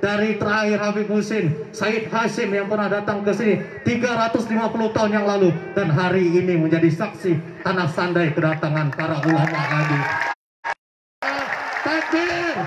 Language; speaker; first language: Indonesian; native; Indonesian